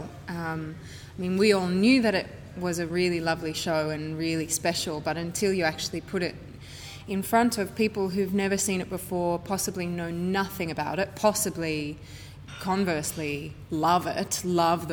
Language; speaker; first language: English; native; English